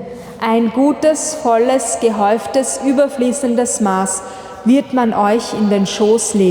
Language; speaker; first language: German; non-native, fluent; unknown